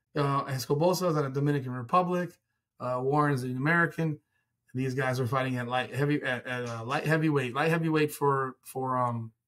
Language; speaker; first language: English; early bilingual, other home language; Spanish